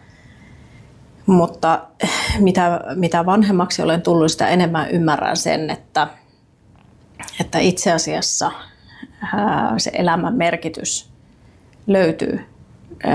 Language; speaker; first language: Finnish; native; Finnish